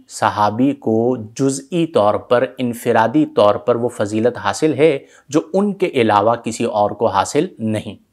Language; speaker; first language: Urdu; native; Urdu